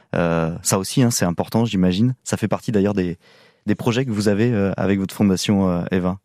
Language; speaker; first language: French; native; French